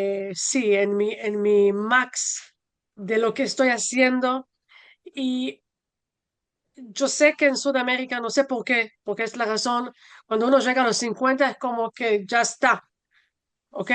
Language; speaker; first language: Spanish; non-native, fluent; Hebrew